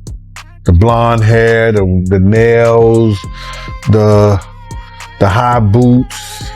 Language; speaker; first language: English; native; English